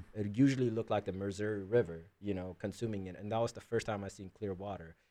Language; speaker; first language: English; early bilingual, other home language; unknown